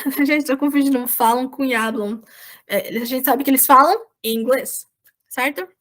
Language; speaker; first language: Portuguese; native; Portuguese